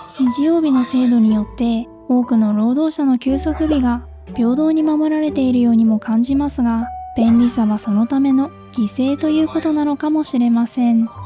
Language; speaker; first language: Japanese; native; Japanese